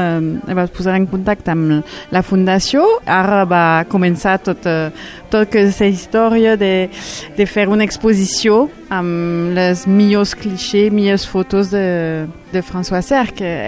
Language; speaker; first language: Catalan; non-native, local second language; French